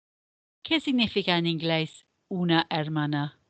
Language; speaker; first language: Spanish; non-native, fluent; English